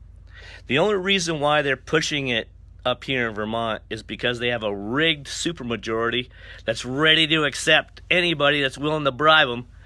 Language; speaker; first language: English; native; English